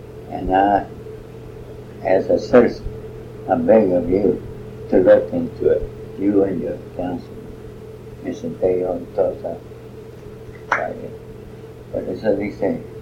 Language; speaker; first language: English; early bilingual, other home language; Spanish